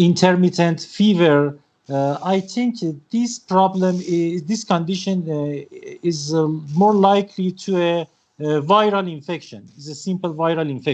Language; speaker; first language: English; non-native, learner; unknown